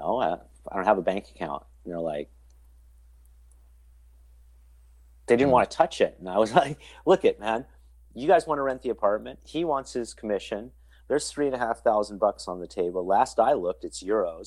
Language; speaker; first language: English; native; English